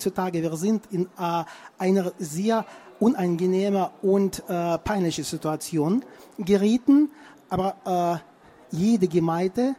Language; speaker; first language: German; non-native, fluent; Russian